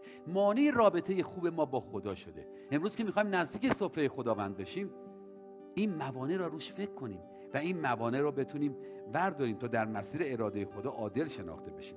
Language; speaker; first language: Persian; native; Persian